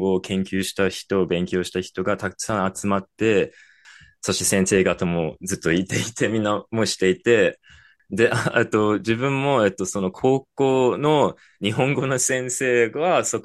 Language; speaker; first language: Japanese; non-native, fluent; English